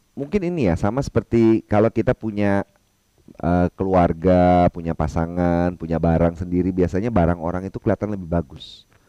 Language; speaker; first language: Indonesian; non-native, local second language; Minangkabau